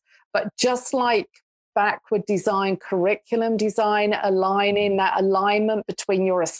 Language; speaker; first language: English; native; English